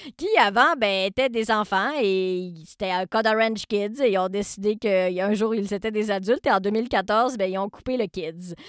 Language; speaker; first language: French; native; French